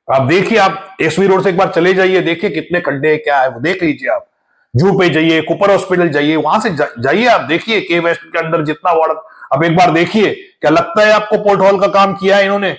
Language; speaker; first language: Hindi; non-native, local second language; Marathi